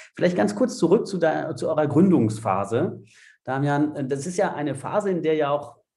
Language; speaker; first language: German; non-native, fluent; French